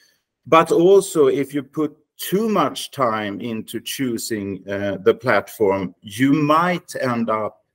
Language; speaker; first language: English; non-native, fluent; Swedish